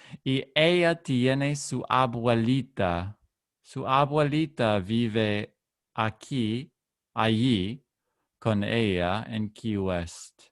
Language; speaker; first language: Spanish; non-native, learner; English